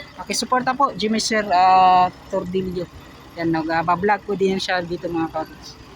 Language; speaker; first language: Filipino; non-native, local second language; Cebuano